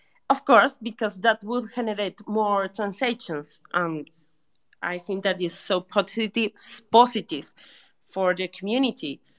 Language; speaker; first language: English; non-native, learner; Spanish